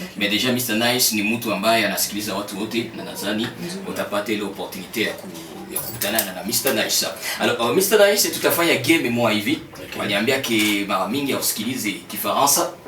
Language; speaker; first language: Swahili; native; Swahili